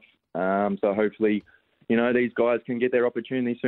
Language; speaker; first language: English; native; English